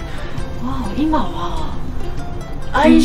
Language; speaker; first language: Japanese; non-native, fluent; Cantonese